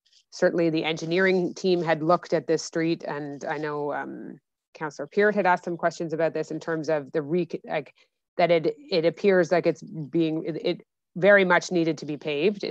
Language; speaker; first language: English; native; English